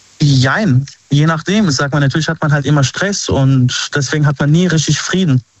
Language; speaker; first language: German; early bilingual, other home language; Arabic